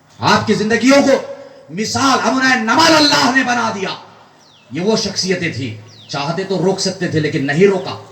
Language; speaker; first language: Urdu; native; Urdu